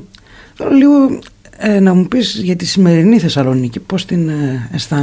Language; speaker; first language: Greek; native; Greek